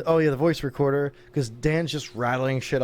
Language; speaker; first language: English; native; English